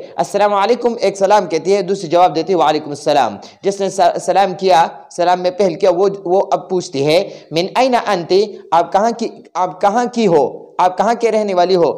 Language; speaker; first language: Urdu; non-native, local second language; Pashto